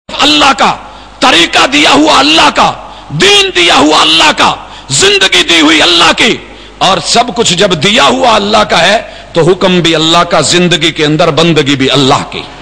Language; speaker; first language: Urdu; non-native, local second language; Punjabi